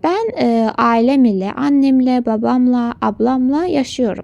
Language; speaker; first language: Turkish; non-native, local second language; Azerbaijani